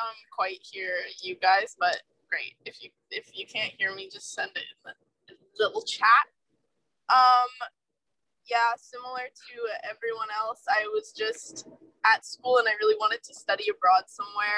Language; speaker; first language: English; native; English